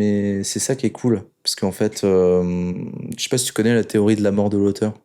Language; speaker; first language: French; native; French